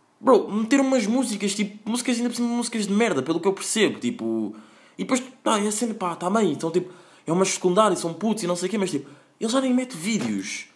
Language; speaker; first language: Portuguese; native; Portuguese